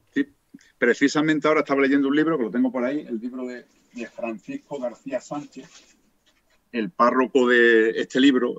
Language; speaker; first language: Spanish; native; Spanish